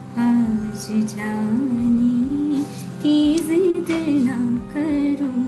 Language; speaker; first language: Hindi; non-native, local second language; Marathi